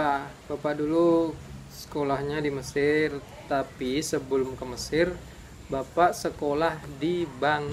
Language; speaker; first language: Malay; non-native, local second language; Javanese